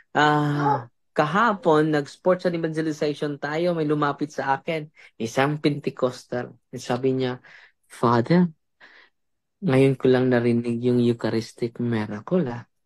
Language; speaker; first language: Filipino; non-native, local second language; Cebuano